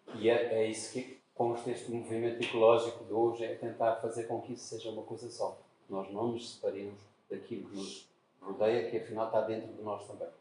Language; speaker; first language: Portuguese; native; Portuguese